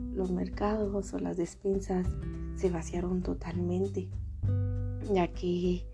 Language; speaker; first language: Spanish; non-native, local second language; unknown